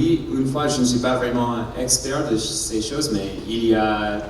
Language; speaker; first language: French; non-native, learner; English